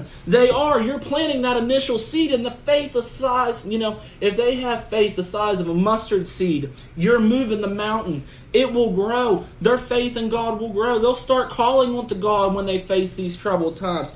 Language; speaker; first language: English; native; English